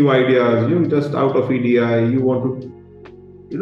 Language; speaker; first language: English; non-native, local second language; Gujarati